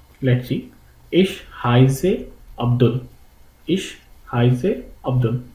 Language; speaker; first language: German; non-native, learner; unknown